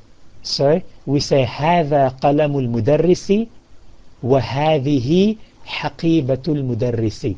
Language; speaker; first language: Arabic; non-native, fluent; English